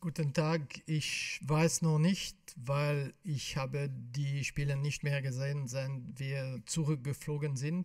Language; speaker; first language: German; non-native, fluent; French